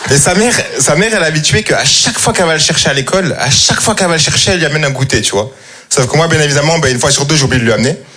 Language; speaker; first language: French; native; French